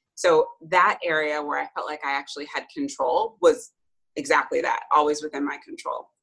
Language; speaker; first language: English; native; English